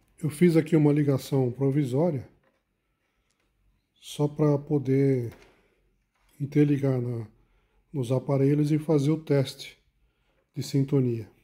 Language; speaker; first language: Portuguese; native; Portuguese